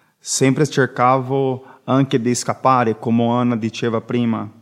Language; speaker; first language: Italian; non-native, learner; Portuguese